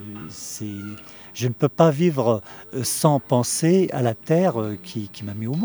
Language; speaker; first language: French; early bilingual, other home language; Kabyle